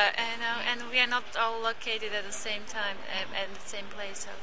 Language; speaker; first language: English; non-native, fluent; Croatian